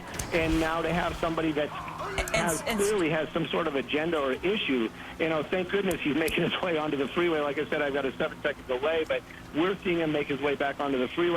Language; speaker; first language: English; native; English